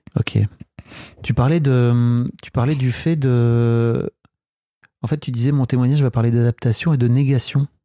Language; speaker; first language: French; native; French